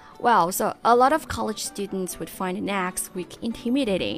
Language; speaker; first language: English; non-native, fluent; Chinese